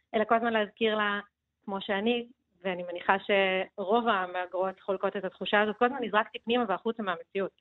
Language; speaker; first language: Hebrew; early bilingual, other home language; Russian